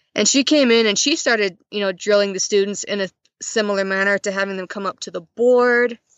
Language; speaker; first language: English; native; English